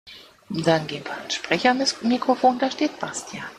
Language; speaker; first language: German; native; German